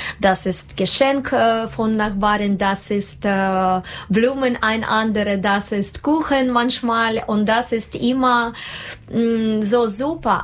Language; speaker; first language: German; non-native, learner; Russian